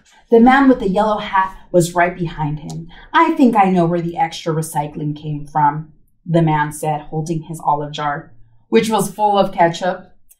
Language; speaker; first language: English; early bilingual, other home language; Spanish